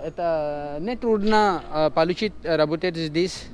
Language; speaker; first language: Russian; non-native, learner; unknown